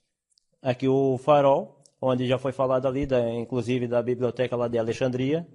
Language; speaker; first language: Portuguese; native; Portuguese